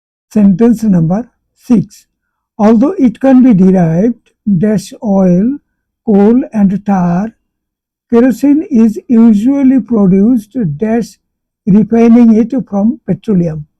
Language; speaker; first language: English; non-native, local second language; Bangla